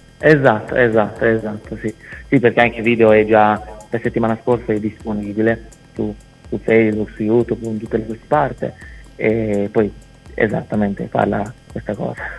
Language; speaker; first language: Italian; non-native, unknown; Hungarian